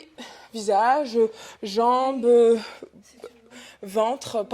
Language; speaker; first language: French; native; French